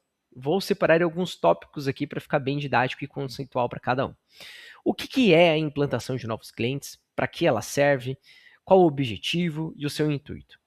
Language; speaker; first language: Portuguese; native; Portuguese